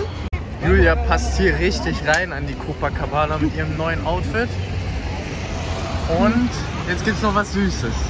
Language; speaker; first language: German; native; German